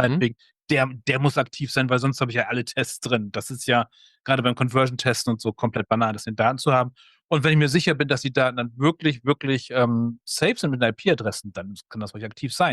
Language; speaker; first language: German; native; German